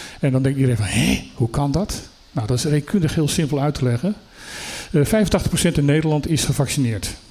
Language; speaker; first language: Dutch; native; Dutch